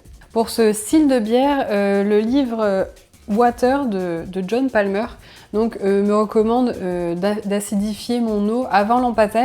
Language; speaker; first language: French; native; French